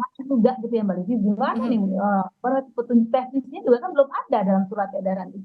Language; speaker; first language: Indonesian; native; Indonesian